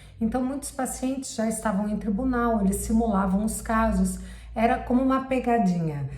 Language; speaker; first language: Portuguese; native; Portuguese